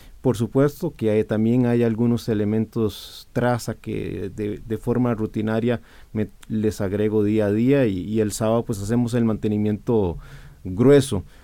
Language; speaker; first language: Spanish; native; Spanish